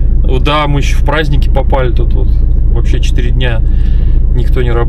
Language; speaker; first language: Russian; native; Russian